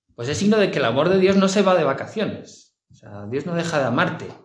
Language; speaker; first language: Spanish; native; Spanish